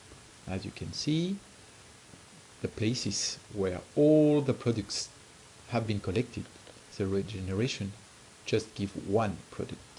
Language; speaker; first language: English; non-native, fluent; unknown